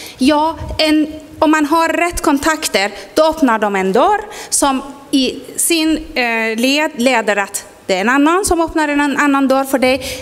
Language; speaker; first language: Swedish; non-native, fluent; Persian